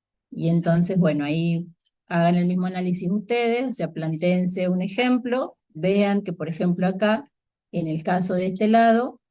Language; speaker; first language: Spanish; native; Spanish